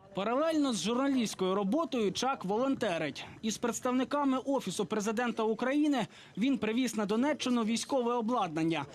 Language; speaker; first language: Ukrainian; native; Ukrainian